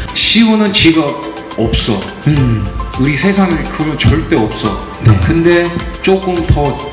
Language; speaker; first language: Korean; non-native, fluent; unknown